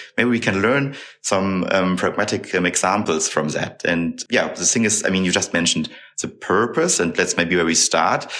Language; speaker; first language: English; non-native, fluent; German